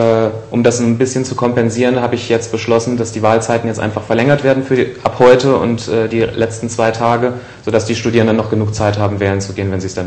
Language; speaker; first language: German; native; German